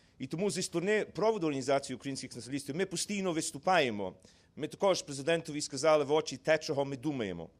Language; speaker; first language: Ukrainian; early bilingual, heritage; Ukrainian